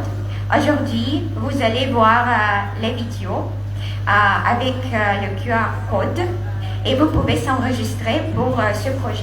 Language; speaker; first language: French; non-native, fluent; Russian